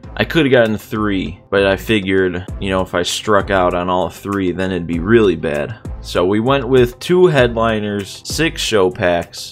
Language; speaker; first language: English; native; English